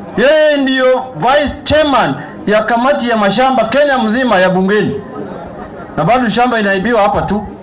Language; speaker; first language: Swahili; non-native, local second language; Luo (Kenya and Tanzania)